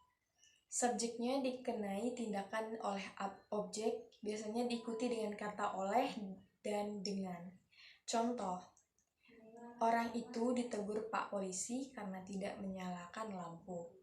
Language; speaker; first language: Indonesian; native; Indonesian